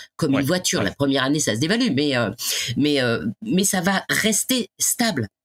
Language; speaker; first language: French; native; French